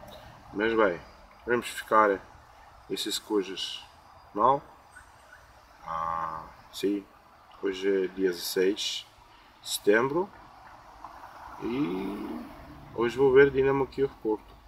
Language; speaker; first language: Portuguese; non-native, learner; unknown